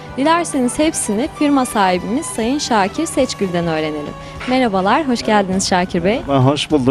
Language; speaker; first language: Turkish; native; Turkish